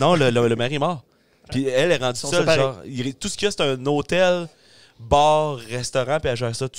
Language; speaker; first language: French; native; French